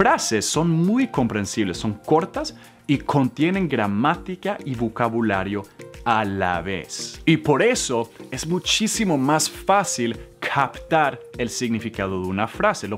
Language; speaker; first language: Spanish; non-native, fluent; Swedish